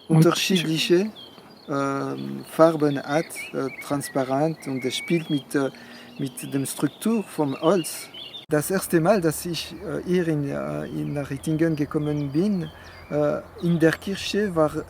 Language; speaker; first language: German; non-native, fluent; French